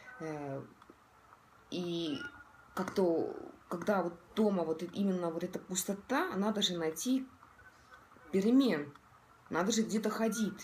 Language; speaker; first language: Russian; non-native, local second language; Estonian